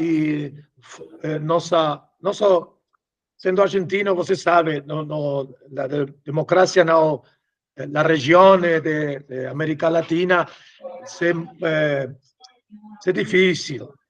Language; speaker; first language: Portuguese; non-native, learner; Spanish